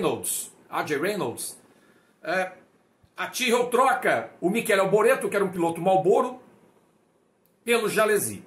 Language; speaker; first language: Portuguese; native; Portuguese